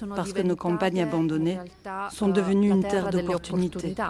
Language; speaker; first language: French; non-native, fluent; Italian